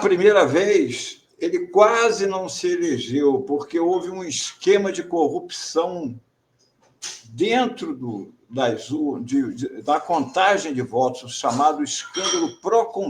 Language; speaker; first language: Portuguese; native; Portuguese